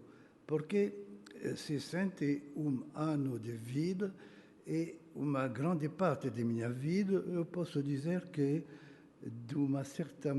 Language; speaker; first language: Portuguese; non-native, fluent; French